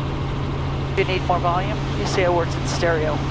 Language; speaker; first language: English; native; English